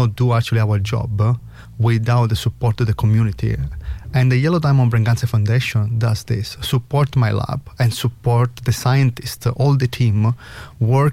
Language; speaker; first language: English; non-native, fluent; Italian